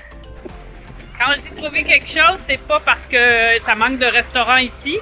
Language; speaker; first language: French; native; French